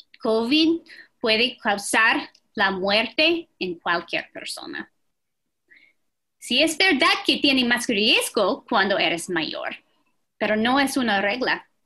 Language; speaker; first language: Spanish; non-native, fluent; English